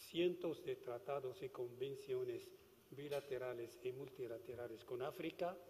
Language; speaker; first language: Spanish; non-native, fluent; Arabic